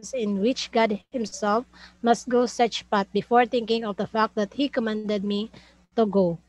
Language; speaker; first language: English; non-native, local second language; Cebuano